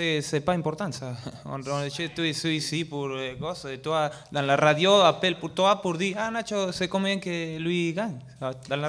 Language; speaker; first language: French; non-native, learner; Spanish